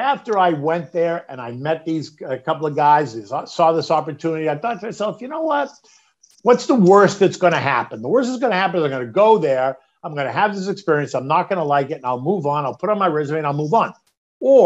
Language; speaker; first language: English; native; English